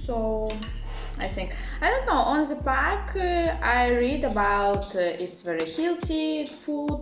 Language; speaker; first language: English; non-native, learner; Russian